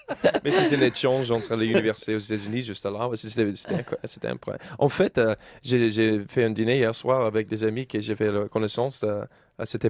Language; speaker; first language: French; non-native, learner; English